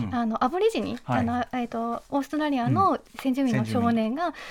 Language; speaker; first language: Japanese; native; Japanese